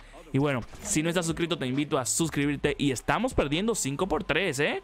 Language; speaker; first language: Spanish; native; Spanish